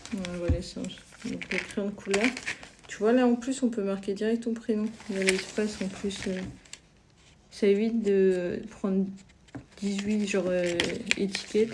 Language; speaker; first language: French; native; French